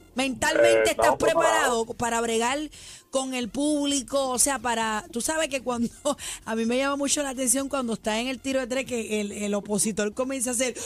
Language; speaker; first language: Spanish; native; Spanish